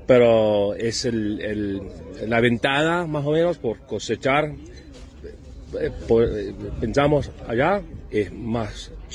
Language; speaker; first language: Spanish; non-native, learner; English